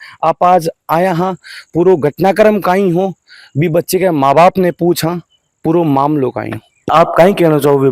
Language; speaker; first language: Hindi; non-native, local second language; Marwari